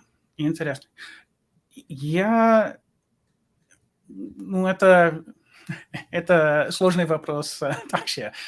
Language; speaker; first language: Russian; non-native, learner; English